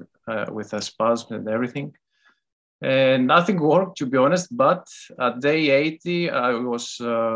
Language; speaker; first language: English; non-native, fluent; Greek